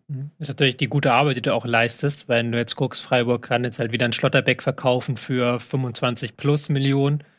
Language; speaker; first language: German; native; German